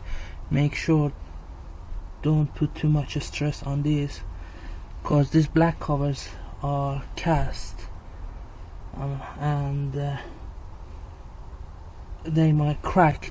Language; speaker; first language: English; non-native, fluent; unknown